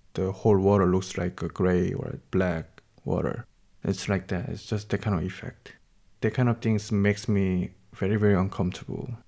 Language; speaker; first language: English; non-native, learner; Korean